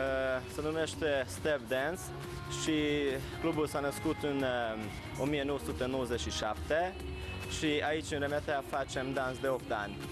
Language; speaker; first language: Romanian; non-native, local second language; Hungarian